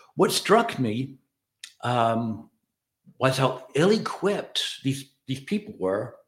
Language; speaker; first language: English; native; English